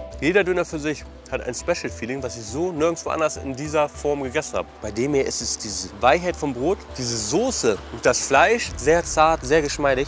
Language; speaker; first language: German; native; German